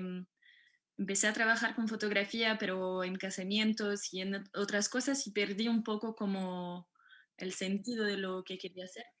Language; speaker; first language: Spanish; non-native, fluent; French